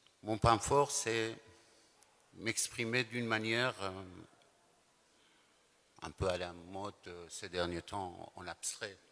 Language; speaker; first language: French; non-native, fluent; Persian